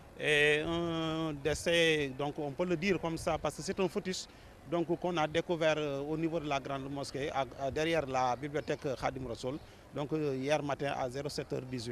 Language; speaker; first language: French; non-native, local second language; Wolof